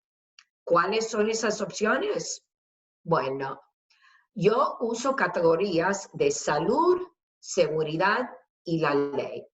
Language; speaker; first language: Spanish; non-native, fluent; English